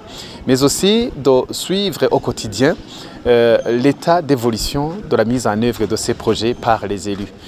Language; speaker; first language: French; non-native, local second language; Rundi